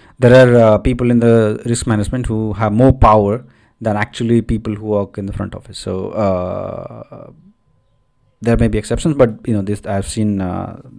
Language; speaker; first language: English; non-native, local second language; Odia